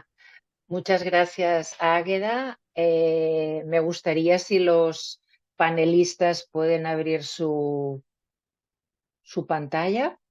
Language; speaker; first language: Spanish; native; Spanish